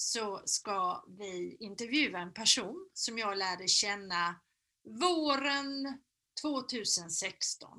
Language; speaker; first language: Swedish; native; Swedish